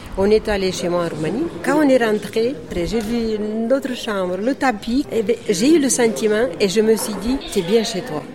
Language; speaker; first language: French; non-native, fluent; Romanian